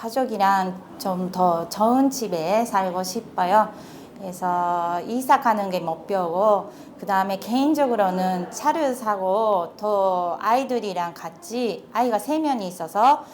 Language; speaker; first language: Korean; non-native, fluent; Japanese